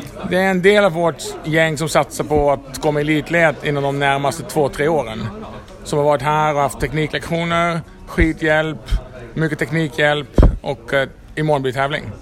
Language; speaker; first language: Swedish; non-native, fluent; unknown